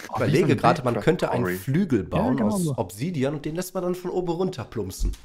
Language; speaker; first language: German; native; German